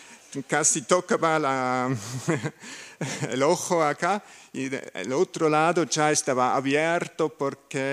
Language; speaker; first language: Spanish; non-native, learner; German